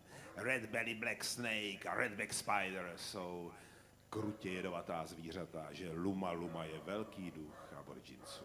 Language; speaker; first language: Czech; native; Czech